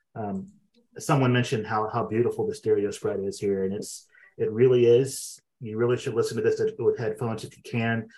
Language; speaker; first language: English; native; English